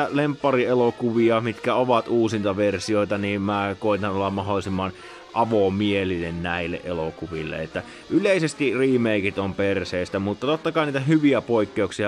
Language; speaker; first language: Finnish; native; Finnish